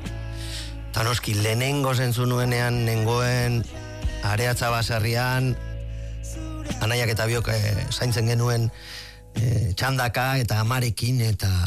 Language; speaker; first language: Basque; native; Basque